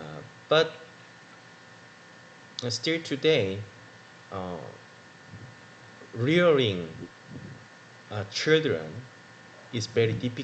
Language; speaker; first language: English; non-native, learner; Korean